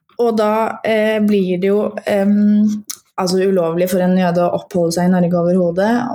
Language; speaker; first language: Norwegian; native; Norwegian